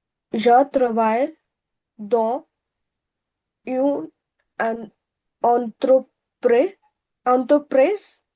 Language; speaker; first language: French; non-native, learner; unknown